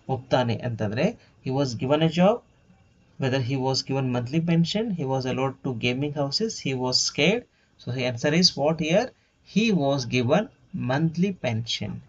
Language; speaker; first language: English; non-native, local second language; Kannada